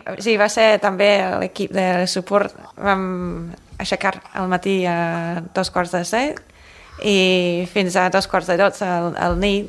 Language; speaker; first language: Catalan; non-native, learner; English